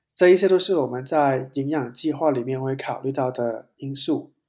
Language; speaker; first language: Chinese; non-native, local second language; Cantonese